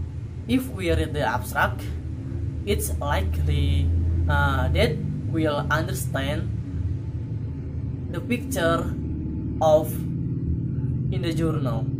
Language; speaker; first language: English; non-native, learner; Indonesian